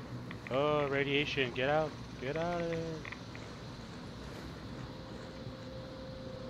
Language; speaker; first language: English; native; English